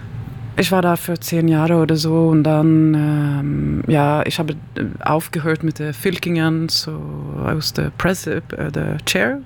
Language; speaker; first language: German; non-native, learner; Swedish